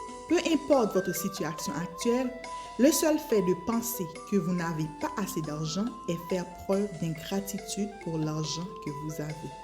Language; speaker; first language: French; native; French